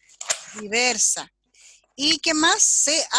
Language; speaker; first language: Spanish; native; Spanish